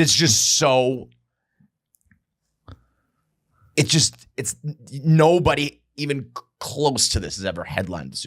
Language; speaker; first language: English; native; English